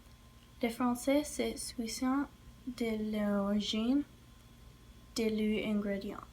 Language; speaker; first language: French; non-native, learner; English